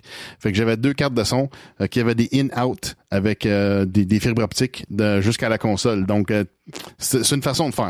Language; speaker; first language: French; native; French